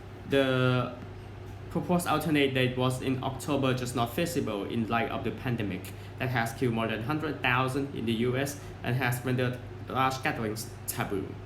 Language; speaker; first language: English; non-native, fluent; Thai